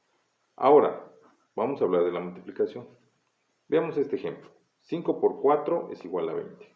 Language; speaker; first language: Spanish; native; Spanish